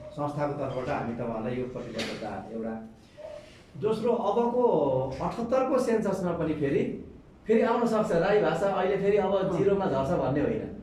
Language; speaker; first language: Nepali; non-native, local second language; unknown